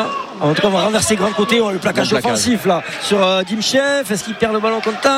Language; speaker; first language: French; native; French